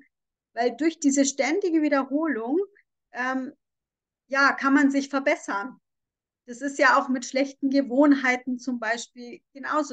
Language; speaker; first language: German; native; German